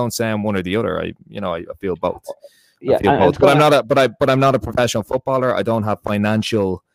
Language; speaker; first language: English; early bilingual, other home language; Portuguese